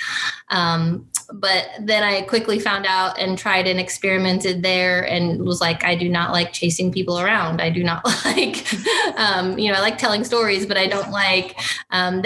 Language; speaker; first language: English; native; English